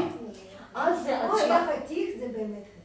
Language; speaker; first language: Hebrew; non-native, fluent; Russian